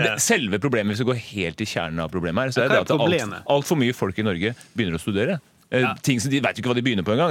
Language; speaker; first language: Norwegian; native; Norwegian